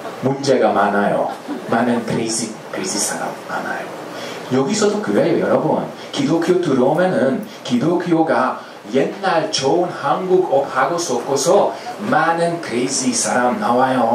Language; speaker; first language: Korean; non-native, fluent; Hungarian